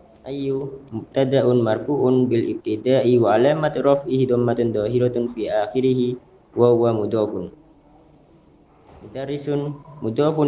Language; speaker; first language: Arabic; non-native, learner; Indonesian